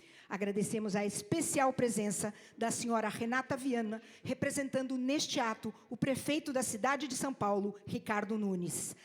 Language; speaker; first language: Portuguese; native; Portuguese